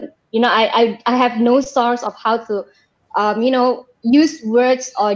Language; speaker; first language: English; non-native, local second language; Malay